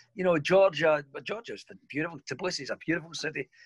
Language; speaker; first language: English; native; English